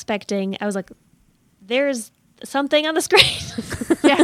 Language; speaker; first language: English; native; English